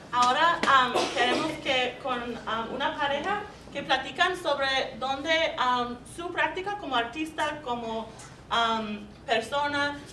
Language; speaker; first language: Spanish; non-native, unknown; English